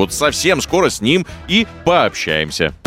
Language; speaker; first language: Russian; native; Russian